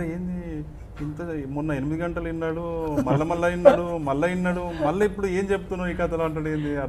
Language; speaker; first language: Telugu; native; Telugu